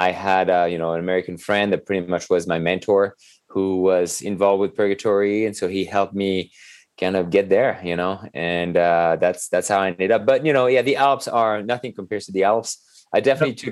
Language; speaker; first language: English; non-native, fluent; French